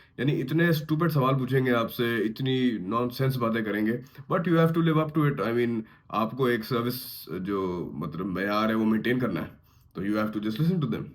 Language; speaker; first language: Urdu; native; Urdu